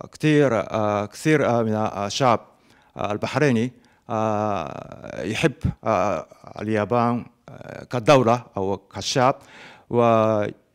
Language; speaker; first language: Arabic; non-native, fluent; Japanese